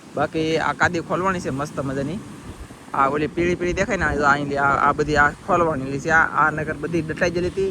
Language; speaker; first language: Gujarati; native; Gujarati